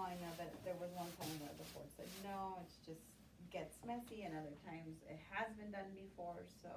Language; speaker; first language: English; native; English